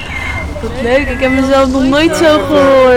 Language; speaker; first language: Dutch; native; Dutch